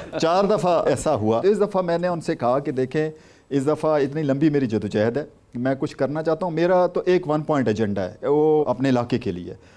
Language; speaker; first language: Urdu; non-native, local second language; Saraiki